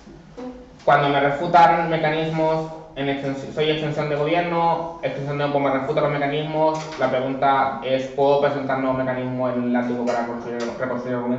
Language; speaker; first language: Spanish; native; Spanish